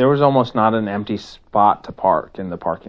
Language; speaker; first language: English; native; English